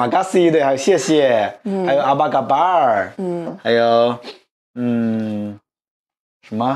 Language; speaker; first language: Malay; non-native, learner; Chinese